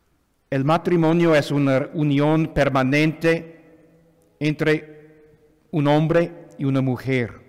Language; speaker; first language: Spanish; non-native, fluent; English